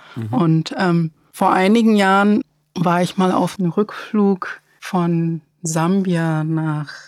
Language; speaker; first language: German; early bilingual, other home language; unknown